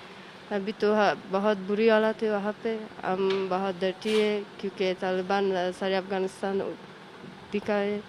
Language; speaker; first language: Hindi; non-native, learner; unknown